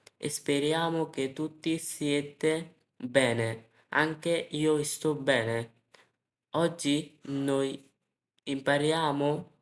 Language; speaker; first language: Italian; non-native, learner; Bangla